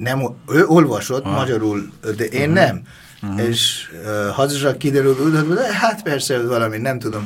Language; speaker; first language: Hungarian; non-native, fluent; Bangla